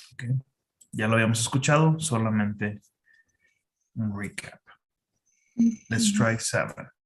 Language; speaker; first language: Spanish; non-native, fluent; English